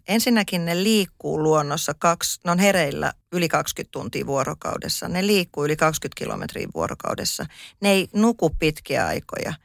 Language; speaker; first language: Finnish; native; Finnish